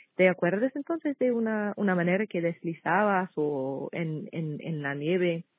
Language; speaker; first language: Spanish; non-native, fluent; English